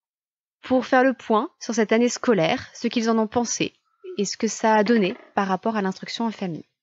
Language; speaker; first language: French; native; French